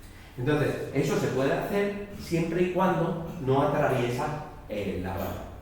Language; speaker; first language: Spanish; native; Spanish